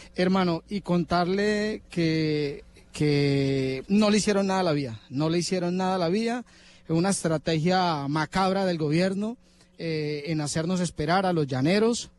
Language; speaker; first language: Spanish; native; Spanish